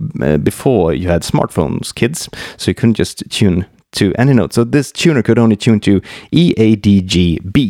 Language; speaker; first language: English; non-native, fluent; Swedish